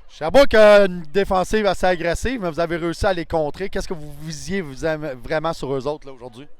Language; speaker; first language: French; native; French